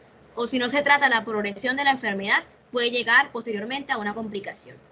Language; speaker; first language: Spanish; native; Spanish